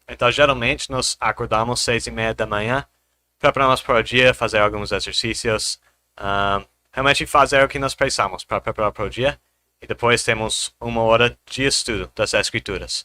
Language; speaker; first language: Portuguese; non-native, fluent; English